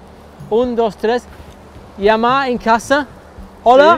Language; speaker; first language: Spanish; non-native, learner; English